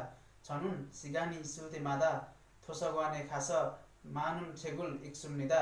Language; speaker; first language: Korean; non-native, learner; Nepali